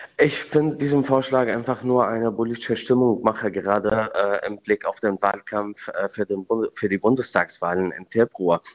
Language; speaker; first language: German; non-native, fluent; Arabic